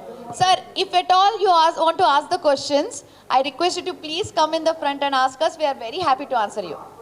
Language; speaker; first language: English; non-native, local second language; Telugu